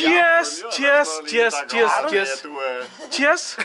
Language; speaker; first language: English; non-native, local second language; Telugu